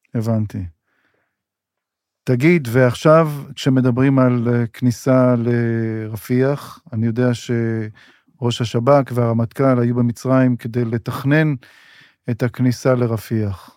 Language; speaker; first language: Hebrew; native; Hebrew